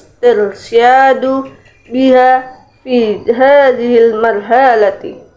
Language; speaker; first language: Arabic; non-native, learner; Indonesian